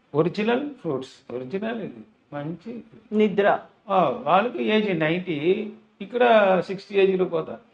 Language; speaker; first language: Telugu; non-native, learner; Tamil